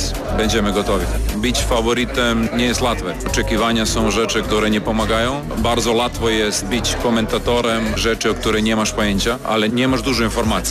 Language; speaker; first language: Polish; non-native, fluent; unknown